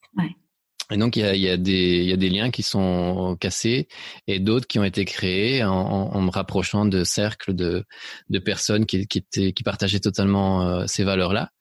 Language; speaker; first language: French; early bilingual, other home language; Spanish